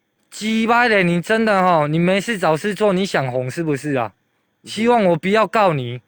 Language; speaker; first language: Chinese; native; Chinese